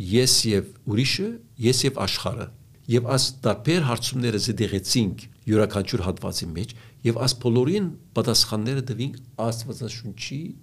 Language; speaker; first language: Armenian; early bilingual, heritage; Armenian